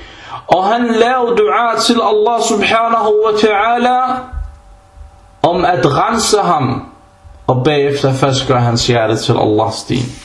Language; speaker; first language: Danish; early bilingual, other home language; Arabic